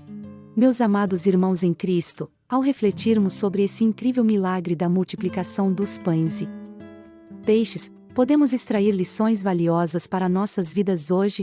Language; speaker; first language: Portuguese; native; Portuguese